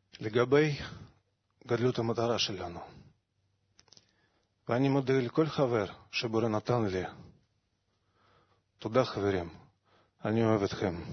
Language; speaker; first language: Hebrew; non-native, learner; Russian